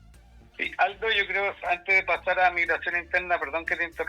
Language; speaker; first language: Spanish; native; Spanish